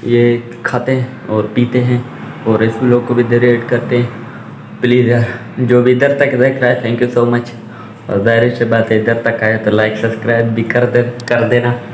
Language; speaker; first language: Urdu; non-native, local second language; Punjabi